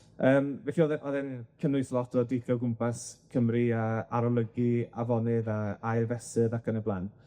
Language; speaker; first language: Welsh; native; Welsh